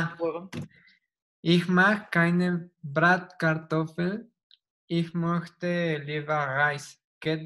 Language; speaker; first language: German; non-native, learner; Spanish